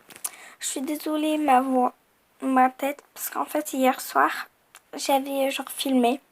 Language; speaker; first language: French; native; French